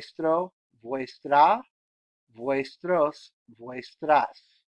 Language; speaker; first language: Spanish; non-native, fluent; English